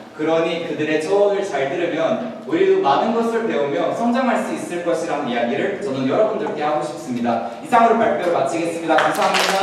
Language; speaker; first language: Korean; non-native, fluent; Turkish